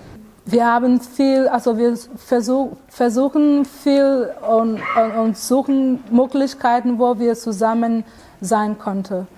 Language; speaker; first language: German; non-native, learner; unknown